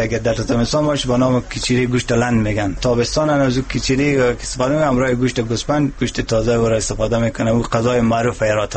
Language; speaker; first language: Persian; native; Persian